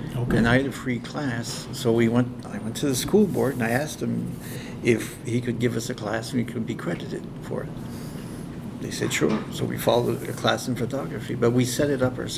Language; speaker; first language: English; native; English